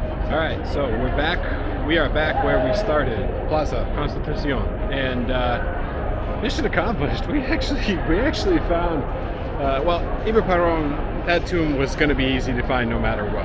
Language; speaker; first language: English; native; English